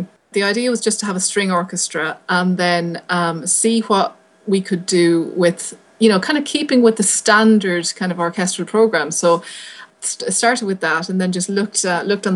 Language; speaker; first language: English; native; English